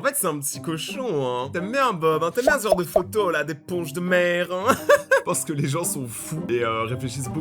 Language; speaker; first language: French; native; French